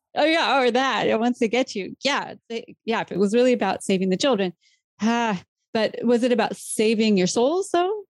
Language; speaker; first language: English; native; English